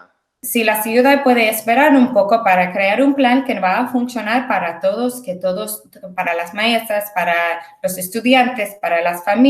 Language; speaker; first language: Spanish; early bilingual, heritage; English